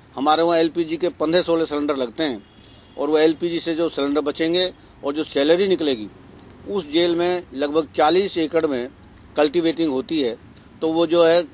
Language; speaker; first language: Hindi; native; Hindi